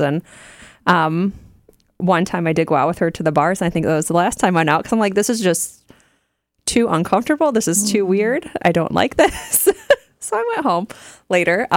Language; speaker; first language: English; native; English